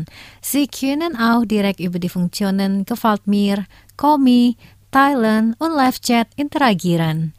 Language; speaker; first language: German; non-native, fluent; Indonesian